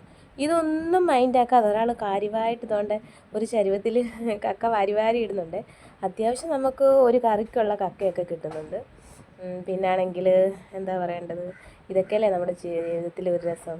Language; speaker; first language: Malayalam; native; Malayalam